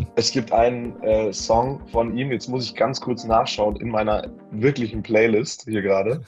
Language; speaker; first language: German; native; German